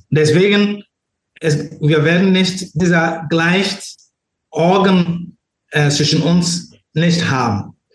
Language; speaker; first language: German; non-native, learner; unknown